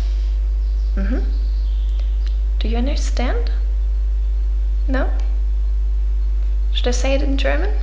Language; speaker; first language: English; non-native, fluent; German